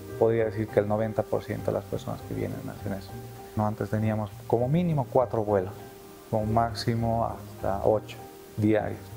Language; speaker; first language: Spanish; native; Spanish